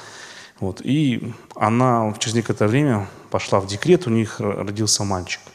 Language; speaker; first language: Russian; native; Russian